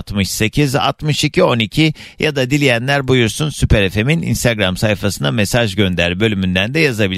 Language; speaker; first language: Turkish; native; Turkish